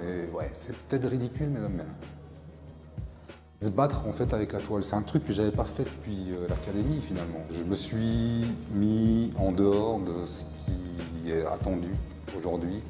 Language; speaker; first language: French; native; French